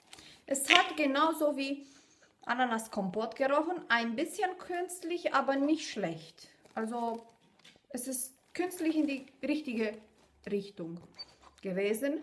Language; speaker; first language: German; non-native, fluent; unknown